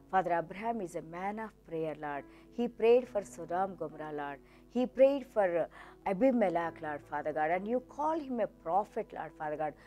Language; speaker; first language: English; non-native, local second language; Telugu